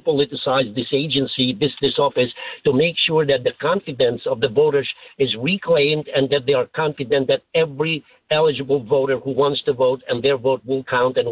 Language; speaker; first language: English; non-native, fluent; Albanian